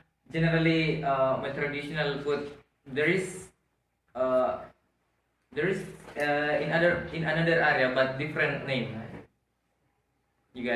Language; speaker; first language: English; non-native, learner; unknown